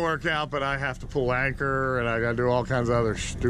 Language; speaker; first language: English; native; English